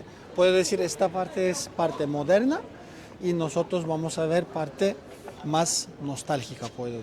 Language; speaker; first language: Spanish; non-native, learner; Turkish